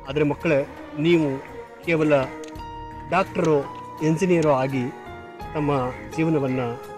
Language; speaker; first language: Kannada; native; Kannada